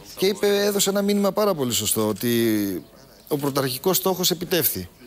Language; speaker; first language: Greek; native; Greek